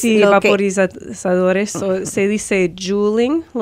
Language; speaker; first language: Spanish; non-native, fluent; English